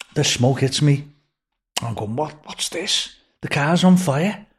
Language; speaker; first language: English; native; English